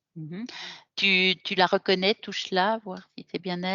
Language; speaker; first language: French; native; French